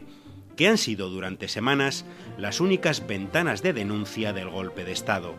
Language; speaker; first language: Spanish; native; Spanish